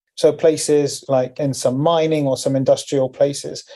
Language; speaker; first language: English; native; English